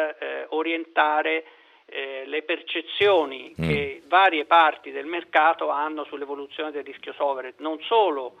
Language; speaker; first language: Italian; native; Italian